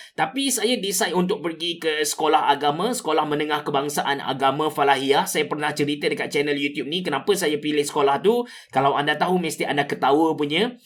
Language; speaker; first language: Malay; native; Malay